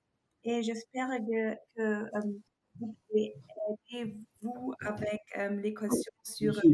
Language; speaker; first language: French; non-native, learner; German